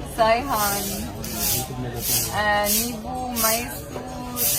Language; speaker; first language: Kannada; non-native, learner; English